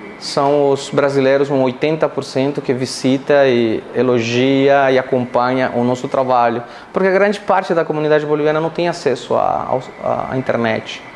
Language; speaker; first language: Portuguese; non-native, fluent; Spanish